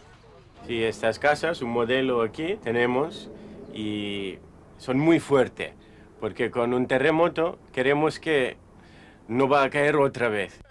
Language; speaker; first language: Spanish; early bilingual, heritage; Spanish